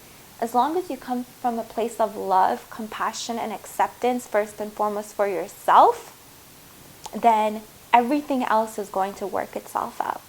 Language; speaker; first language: English; native; English